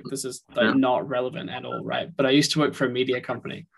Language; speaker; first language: English; native; English